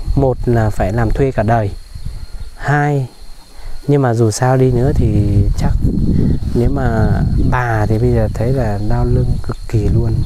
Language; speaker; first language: Vietnamese; non-native, local second language; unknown